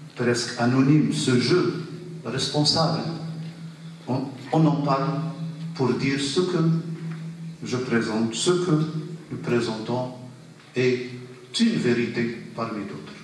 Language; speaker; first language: French; non-native, local second language; Arabic